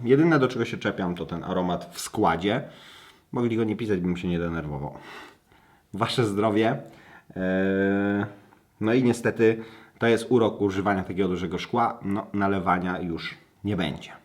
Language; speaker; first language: Polish; native; Polish